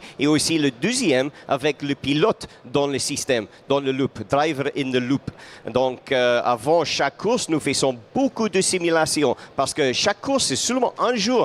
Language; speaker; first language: French; non-native, fluent; English